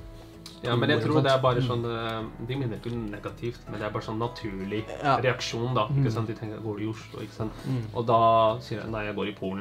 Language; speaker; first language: Norwegian; early bilingual, other home language; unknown